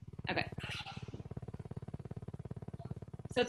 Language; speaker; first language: English; native; English